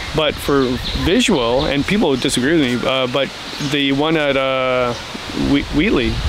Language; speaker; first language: English; native; English